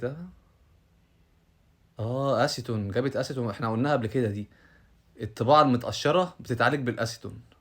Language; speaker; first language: Arabic; native; Arabic